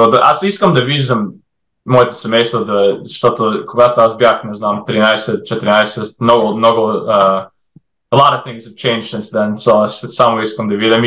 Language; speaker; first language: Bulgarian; early bilingual, heritage; English